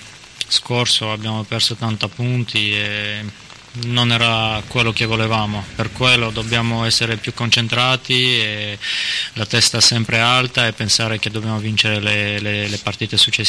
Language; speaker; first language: Italian; non-native, fluent; Armenian